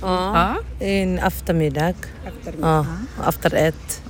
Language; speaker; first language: Swedish; non-native, learner; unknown